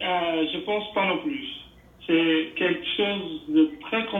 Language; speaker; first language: French; non-native, fluent; Portuguese